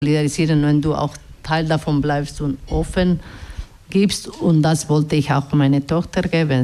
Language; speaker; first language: German; non-native, learner; Basque